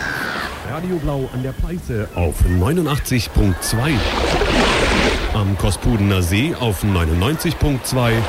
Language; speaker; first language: German; native; German